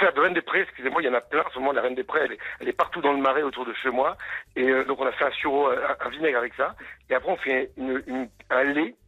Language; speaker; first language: French; native; French